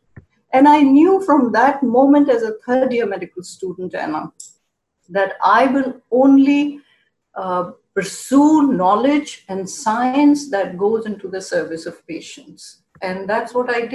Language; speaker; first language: English; non-native, local second language; Urdu